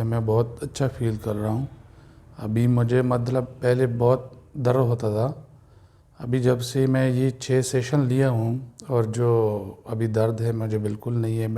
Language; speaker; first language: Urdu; non-native, local second language; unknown